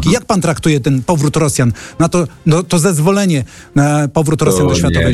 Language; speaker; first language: Polish; native; Polish